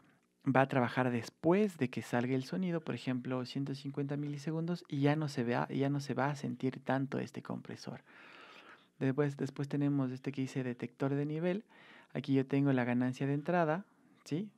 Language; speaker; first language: Spanish; native; Spanish